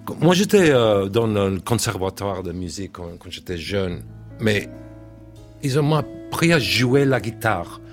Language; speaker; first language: French; non-native, learner; English